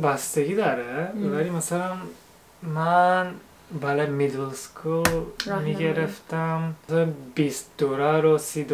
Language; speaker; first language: Persian; non-native, fluent; Japanese